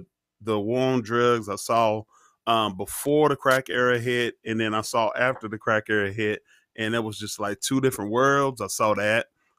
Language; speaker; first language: English; native; English